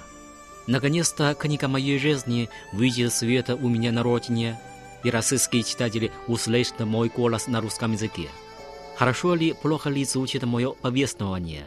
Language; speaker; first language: Russian; non-native, fluent; Chinese